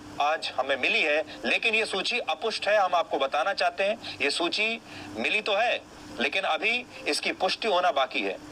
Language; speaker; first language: Hindi; native; Hindi